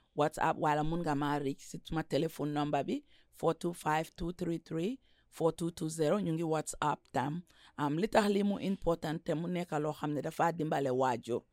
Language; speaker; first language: English; non-native, local second language; Wolof